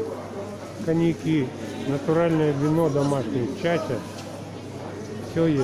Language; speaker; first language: Russian; native; Russian